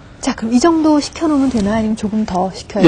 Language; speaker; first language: Korean; native; Korean